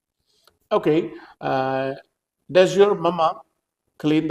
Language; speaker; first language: English; non-native, local second language; Hindi